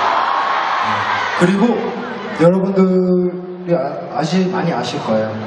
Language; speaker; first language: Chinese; non-native, learner; Korean